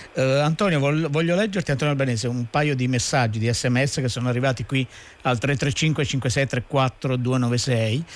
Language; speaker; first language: Italian; native; Italian